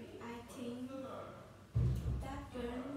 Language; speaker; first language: English; non-native, learner; Vietnamese